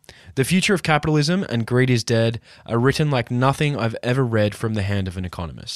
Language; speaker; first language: English; native; English